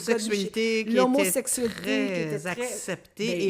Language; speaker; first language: French; native; French